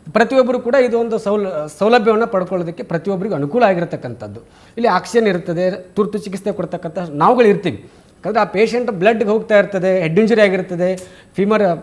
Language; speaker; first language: Kannada; native; Kannada